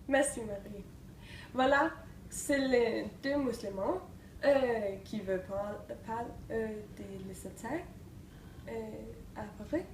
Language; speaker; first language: French; non-native, learner; Danish